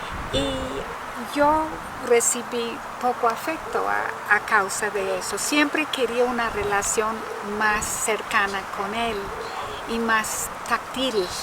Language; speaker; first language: Spanish; non-native, fluent; English